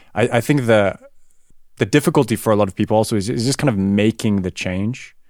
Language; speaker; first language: English; native; English